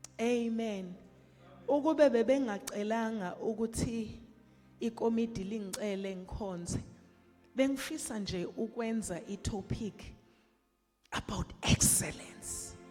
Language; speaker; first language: Zulu; native; Zulu